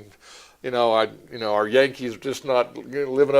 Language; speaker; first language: English; native; English